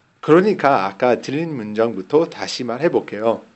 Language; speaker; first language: Korean; non-native, learner; English